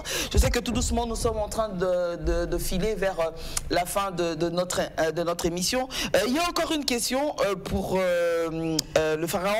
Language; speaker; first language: French; native; French